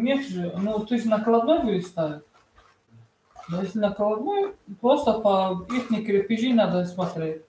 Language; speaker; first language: Russian; non-native, fluent; Tajik